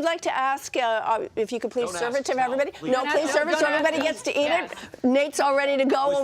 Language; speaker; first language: English; native; English